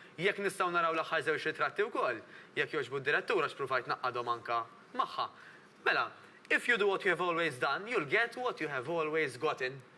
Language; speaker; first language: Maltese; native; Maltese